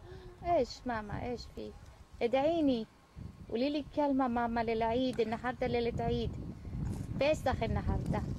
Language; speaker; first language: Arabic; native; Arabic